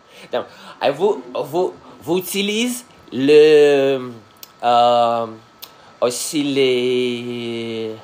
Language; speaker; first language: French; non-native, learner; Russian